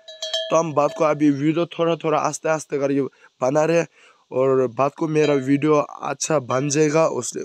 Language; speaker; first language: Hindi; non-native, local second language; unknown